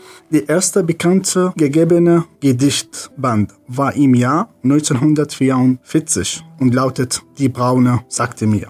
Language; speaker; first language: German; non-native, fluent; Arabic